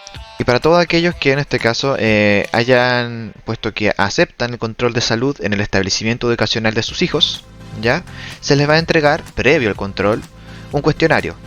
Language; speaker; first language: Spanish; native; Spanish